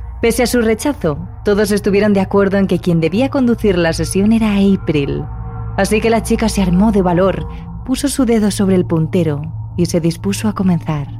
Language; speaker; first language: Spanish; native; Spanish